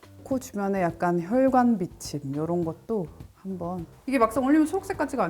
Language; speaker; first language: Korean; native; Korean